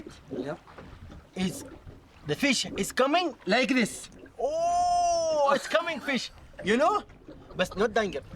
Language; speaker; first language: English; non-native, learner; Arabic